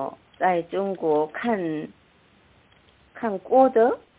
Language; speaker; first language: Chinese; non-native, learner; Korean